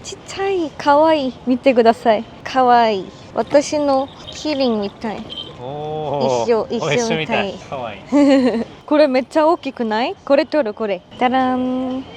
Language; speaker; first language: Japanese; non-native, learner; Korean